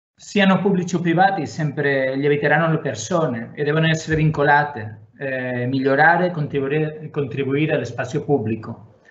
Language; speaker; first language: Italian; non-native, fluent; Catalan